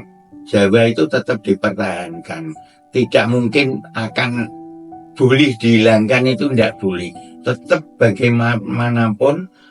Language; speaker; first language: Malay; non-native, local second language; Javanese